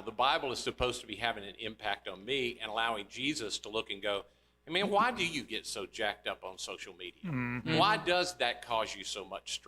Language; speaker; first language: English; native; English